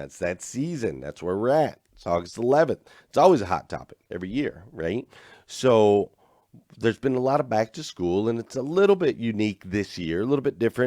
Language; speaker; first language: English; native; English